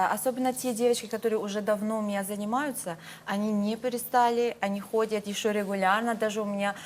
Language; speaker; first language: Russian; non-native, fluent; Persian